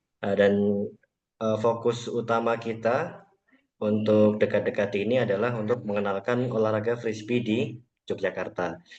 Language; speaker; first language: Indonesian; native; Indonesian